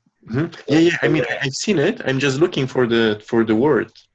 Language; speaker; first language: English; non-native, fluent; Polish